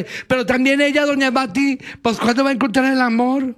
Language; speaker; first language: Spanish; native; Spanish